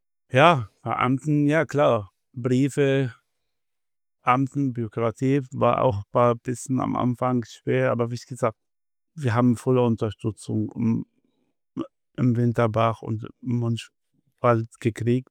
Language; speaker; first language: German; non-native, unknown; Arabic